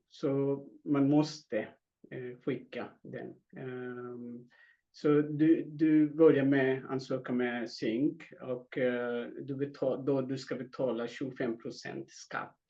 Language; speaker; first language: Swedish; non-native, fluent; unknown